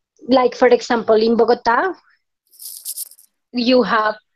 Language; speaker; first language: English; non-native, learner; Spanish